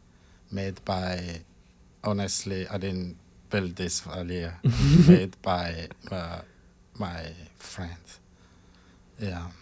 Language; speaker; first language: English; non-native, fluent; Malagasy